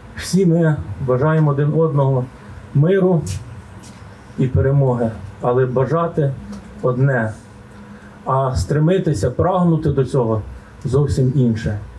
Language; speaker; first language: Ukrainian; native; Ukrainian